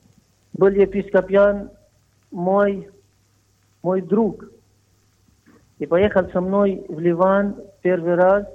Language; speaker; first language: Russian; non-native, fluent; Arabic